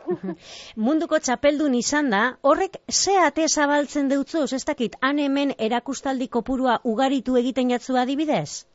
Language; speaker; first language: Basque; native; Basque